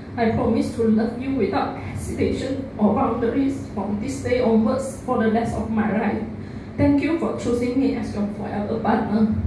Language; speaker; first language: English; non-native, local second language; Chinese